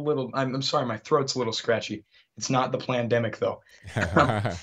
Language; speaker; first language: English; native; English